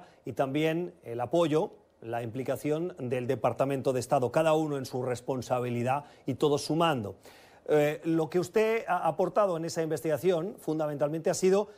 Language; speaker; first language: Spanish; native; Spanish